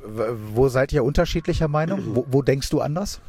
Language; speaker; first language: German; native; German